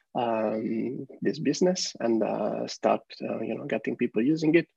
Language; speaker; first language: English; non-native, fluent; Italian